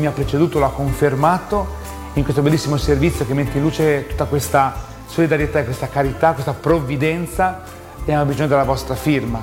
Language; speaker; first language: Italian; native; Italian